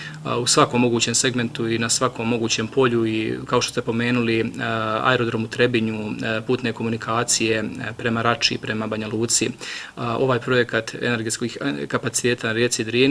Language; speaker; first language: Bosnian; native; Bosnian